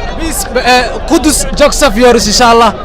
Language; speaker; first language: Turkish; non-native, learner; Arabic